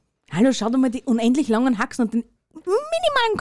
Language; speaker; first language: German; native; German